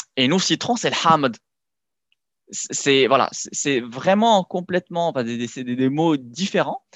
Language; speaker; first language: French; non-native, local second language; Arabic